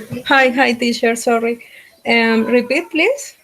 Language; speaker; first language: English; non-native, learner; Spanish